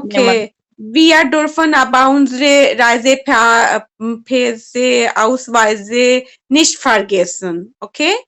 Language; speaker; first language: German; non-native, learner; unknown